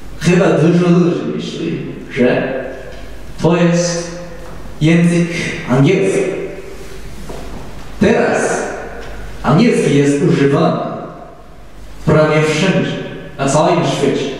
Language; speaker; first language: Polish; non-native, learner; Japanese